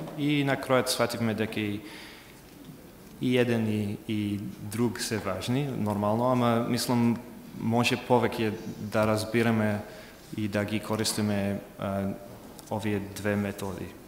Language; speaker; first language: Macedonian; non-native, fluent; English